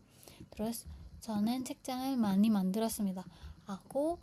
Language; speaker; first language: Korean; non-native, fluent; Indonesian